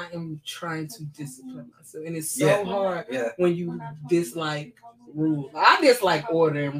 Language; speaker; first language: English; native; English